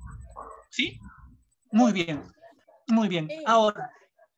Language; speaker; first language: Spanish; native; Spanish